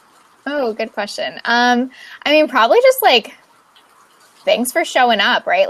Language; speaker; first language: English; native; English